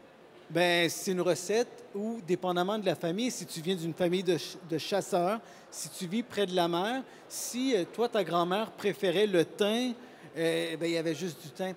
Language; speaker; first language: French; native; French